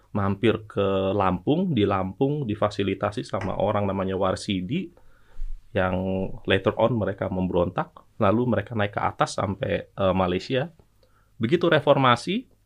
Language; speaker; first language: Indonesian; native; Indonesian